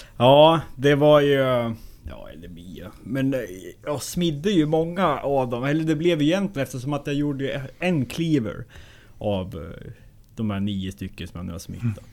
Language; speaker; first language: Swedish; native; Swedish